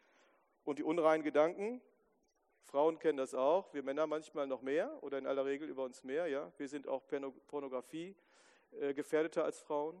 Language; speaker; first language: German; native; German